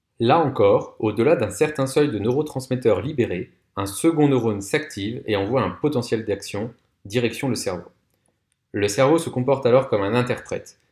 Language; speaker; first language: French; native; French